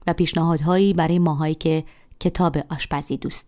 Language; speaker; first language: Persian; native; Persian